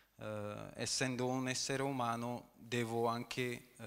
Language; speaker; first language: Italian; non-native, fluent; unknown